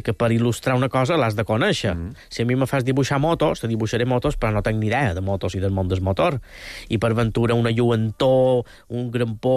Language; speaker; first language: Catalan; native; Catalan